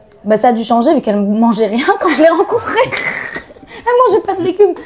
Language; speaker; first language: French; native; French